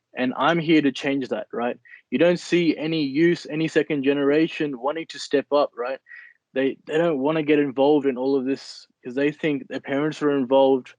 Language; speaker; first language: English; early bilingual, other home language; Nepali